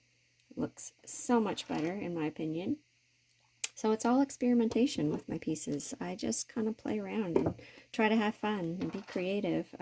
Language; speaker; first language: English; native; English